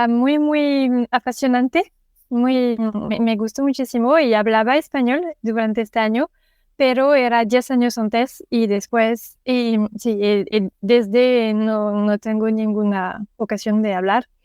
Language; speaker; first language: Spanish; non-native, fluent; French